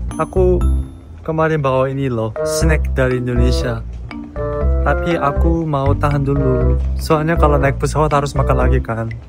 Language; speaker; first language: Indonesian; non-native, fluent; Korean